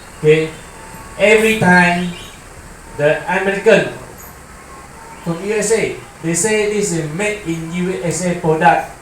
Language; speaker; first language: English; non-native, learner; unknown